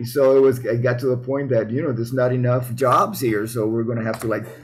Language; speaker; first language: English; early bilingual, other home language; Spanish